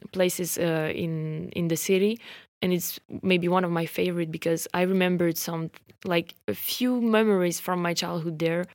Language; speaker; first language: English; non-native, fluent; French